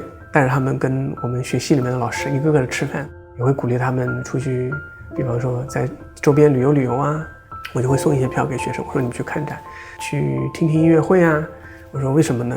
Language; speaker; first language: Chinese; native; Chinese